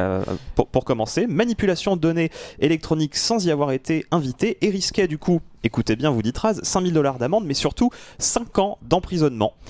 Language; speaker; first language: French; native; French